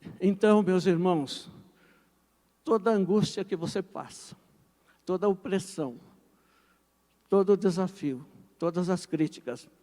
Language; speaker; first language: Portuguese; native; Portuguese